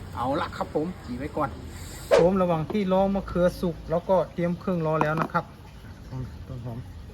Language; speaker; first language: Thai; non-native, local second language; Shan